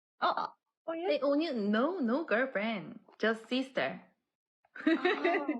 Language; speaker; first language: English; non-native, learner; Korean